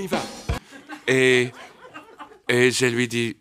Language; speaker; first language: French; non-native, learner; English